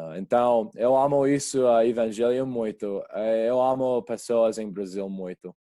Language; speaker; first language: Portuguese; non-native, learner; English